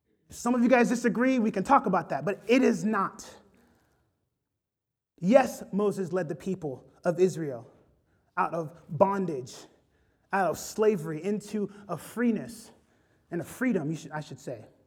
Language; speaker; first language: English; native; English